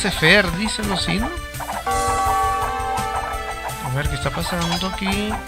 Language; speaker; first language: Spanish; native; Spanish